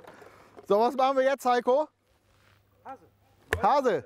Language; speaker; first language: German; native; German